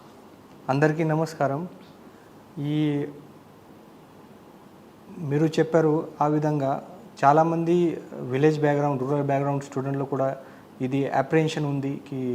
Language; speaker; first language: Telugu; non-native, learner; Marathi